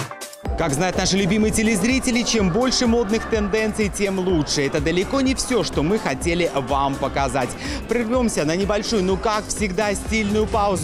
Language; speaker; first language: Russian; native; Russian